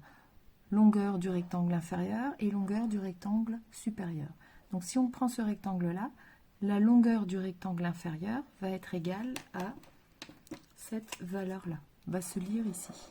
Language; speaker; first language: French; native; French